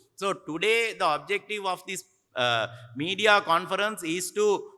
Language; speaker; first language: English; non-native, local second language; Sinhala